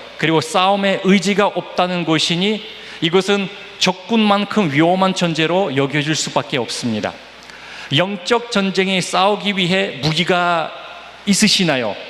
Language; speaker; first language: Korean; non-native, fluent; Russian